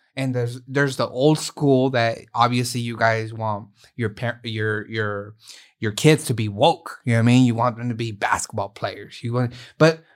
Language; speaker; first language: English; native; English